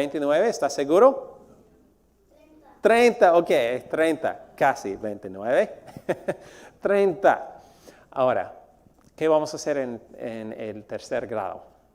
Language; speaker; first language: Spanish; non-native, fluent; English